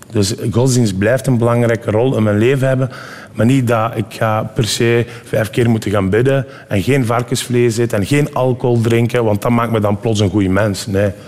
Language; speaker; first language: Dutch; early bilingual, other home language; Turkish